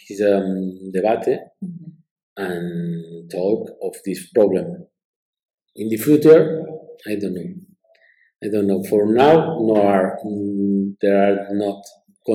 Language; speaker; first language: English; non-native, learner; Spanish